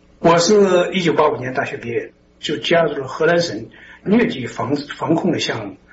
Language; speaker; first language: Chinese; native; Chinese